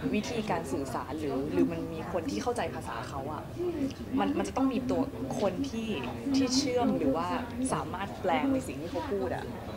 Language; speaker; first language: Thai; native; Thai